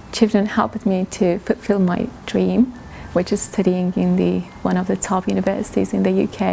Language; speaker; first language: English; non-native, fluent; Kurdish